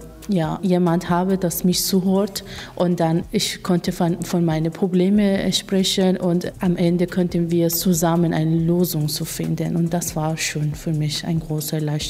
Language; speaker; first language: German; non-native, fluent; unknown